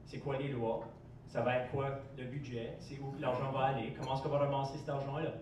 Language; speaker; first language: French; non-native, local second language; English